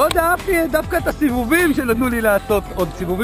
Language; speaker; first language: Hebrew; native; Hebrew